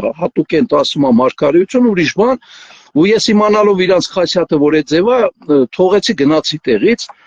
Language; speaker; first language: Armenian; native; Armenian